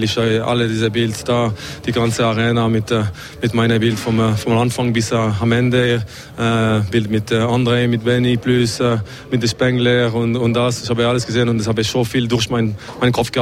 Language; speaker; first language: German; non-native, learner; French